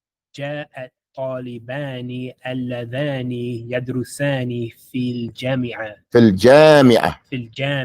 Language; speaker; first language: Arabic; non-native, learner; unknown